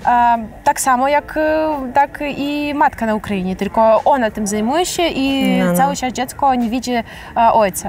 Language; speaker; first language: Polish; non-native, fluent; Ukrainian